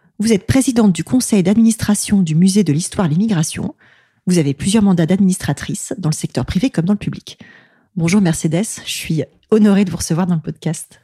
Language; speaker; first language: French; native; French